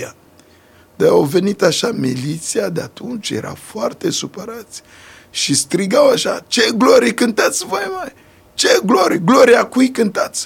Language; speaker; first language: Romanian; non-native, fluent; Sango